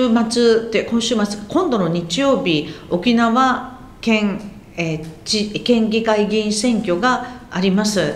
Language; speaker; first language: Japanese; native; Japanese